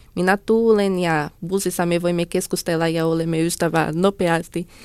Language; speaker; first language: Finnish; non-native, learner; Portuguese